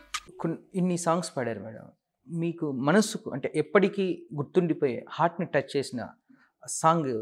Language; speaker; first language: Telugu; native; Telugu